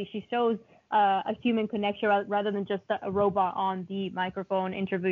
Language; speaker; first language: English; non-native, fluent; Spanish